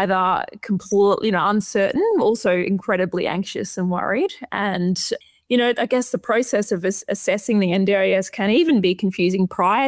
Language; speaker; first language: English; native; English